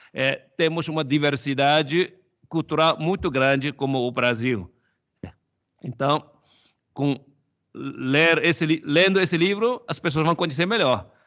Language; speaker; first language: Portuguese; non-native, fluent; Chinese